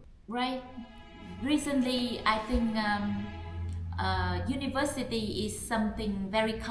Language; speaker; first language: English; non-native, learner; Vietnamese